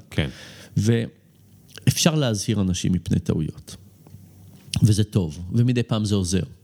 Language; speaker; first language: Hebrew; early bilingual, other home language; English